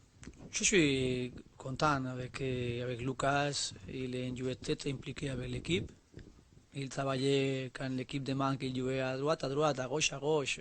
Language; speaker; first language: French; non-native, learner; Spanish